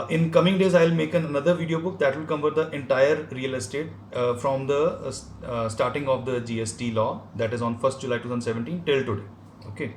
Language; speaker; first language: English; non-native, local second language; Punjabi